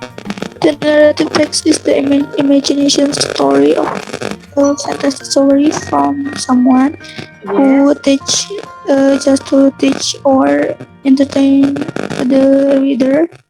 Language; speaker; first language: English; non-native, learner; Indonesian